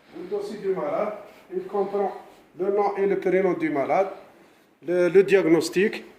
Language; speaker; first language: French; non-native, local second language; Arabic